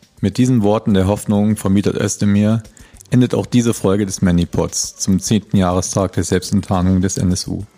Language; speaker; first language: German; native; German